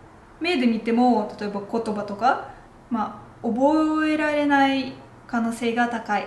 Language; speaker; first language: Japanese; non-native, fluent; Russian